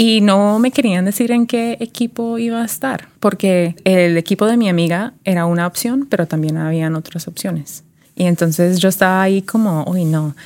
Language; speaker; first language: Spanish; early bilingual, heritage; Spanish